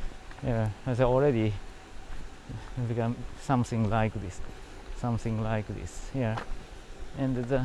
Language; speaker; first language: English; non-native, learner; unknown